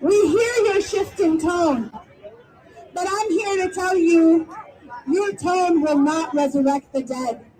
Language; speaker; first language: English; native; English